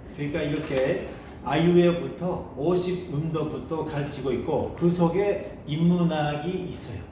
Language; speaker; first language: Korean; non-native, fluent; Japanese